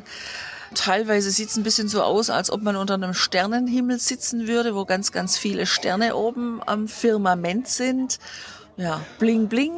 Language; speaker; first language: German; native; German